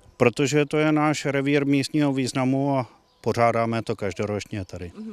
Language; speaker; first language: Czech; native; Czech